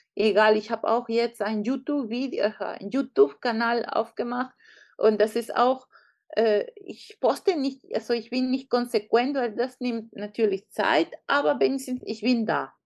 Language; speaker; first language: German; non-native, fluent; Spanish